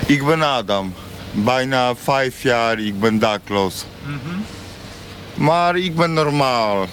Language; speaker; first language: Dutch; non-native, learner; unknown